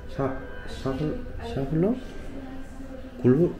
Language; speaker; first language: Russian; non-native, learner; Korean